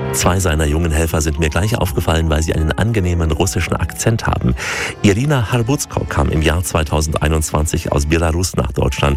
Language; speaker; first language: German; native; German